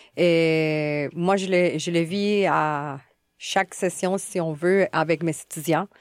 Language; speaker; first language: French; non-native, fluent; Spanish